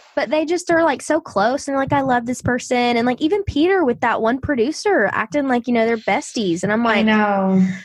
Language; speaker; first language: English; native; English